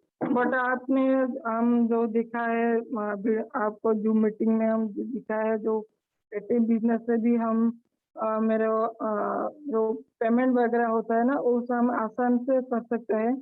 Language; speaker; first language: Hindi; non-native, local second language; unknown